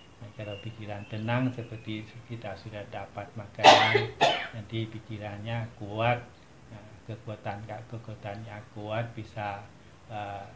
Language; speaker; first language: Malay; non-native, learner; Thai